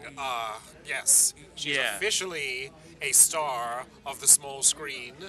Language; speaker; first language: English; native; English